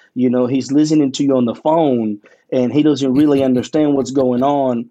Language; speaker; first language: English; early bilingual, other home language; Spanish